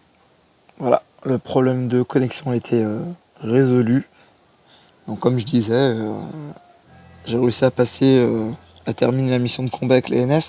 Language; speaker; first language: French; native; French